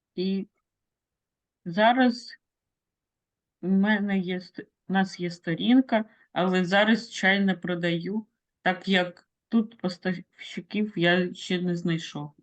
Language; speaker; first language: Ukrainian; non-native, local second language; Russian